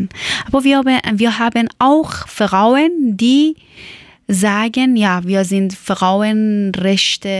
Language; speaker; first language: German; non-native, local second language; Persian